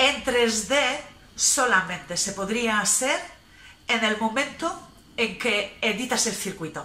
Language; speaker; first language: Spanish; non-native, fluent; Polish